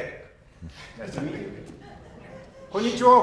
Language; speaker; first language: English; non-native, learner; Japanese